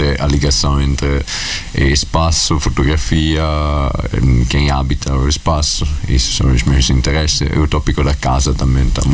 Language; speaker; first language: Portuguese; non-native, fluent; Italian